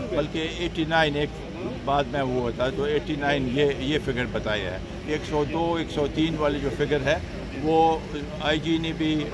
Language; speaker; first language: Urdu; non-native, local second language; Pashto